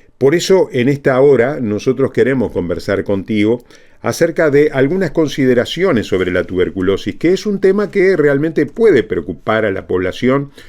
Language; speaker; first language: Spanish; native; Spanish